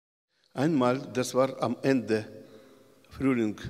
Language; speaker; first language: German; non-native, learner; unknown